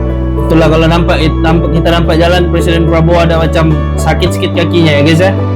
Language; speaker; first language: Malay; native; Malay